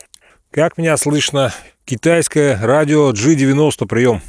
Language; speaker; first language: Russian; native; Russian